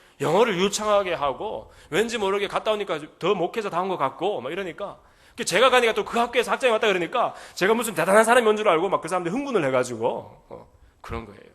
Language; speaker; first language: Korean; native; Korean